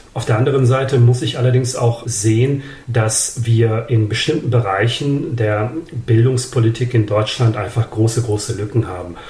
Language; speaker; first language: German; early bilingual, other home language; Bosnian